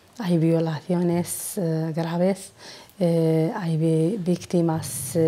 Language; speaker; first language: Spanish; non-native, learner; Arabic